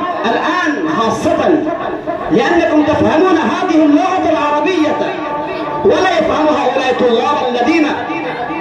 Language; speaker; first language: Arabic; non-native, fluent; Urdu